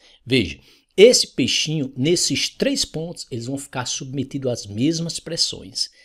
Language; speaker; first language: Portuguese; native; Portuguese